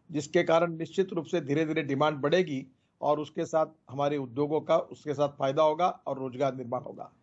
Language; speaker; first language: Hindi; non-native, local second language; Marathi